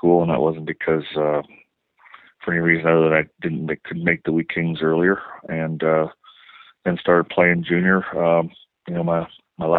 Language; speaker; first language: English; native; English